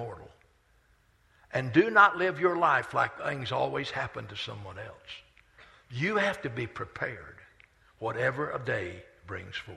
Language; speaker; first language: English; native; English